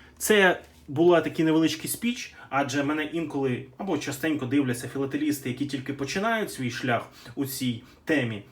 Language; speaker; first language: Ukrainian; native; Ukrainian